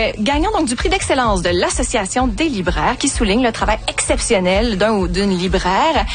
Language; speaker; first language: French; native; French